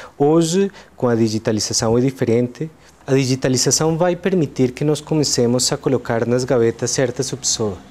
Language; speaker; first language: Portuguese; non-native, fluent; Spanish